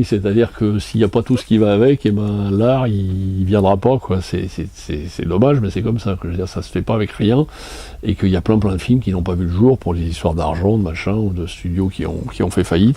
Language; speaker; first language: French; native; French